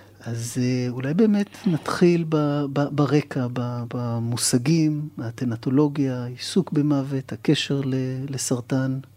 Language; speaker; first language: Hebrew; native; Hebrew